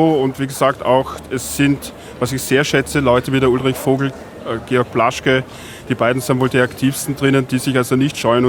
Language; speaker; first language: German; native; German